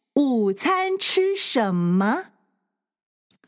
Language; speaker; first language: Chinese; non-native, fluent; English